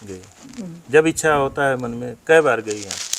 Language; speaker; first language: Hindi; native; Hindi